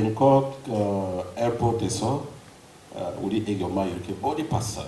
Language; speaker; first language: Korean; non-native, learner; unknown